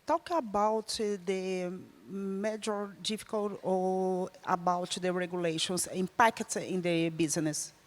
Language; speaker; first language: English; non-native, learner; Portuguese